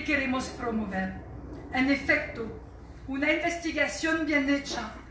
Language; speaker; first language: Spanish; non-native, fluent; French